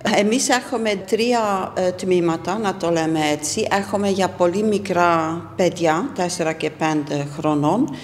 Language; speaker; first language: Greek; non-native, fluent; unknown